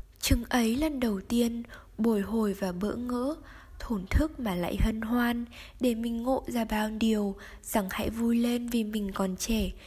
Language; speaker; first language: Vietnamese; native; Vietnamese